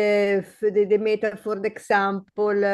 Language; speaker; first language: English; non-native, learner; Italian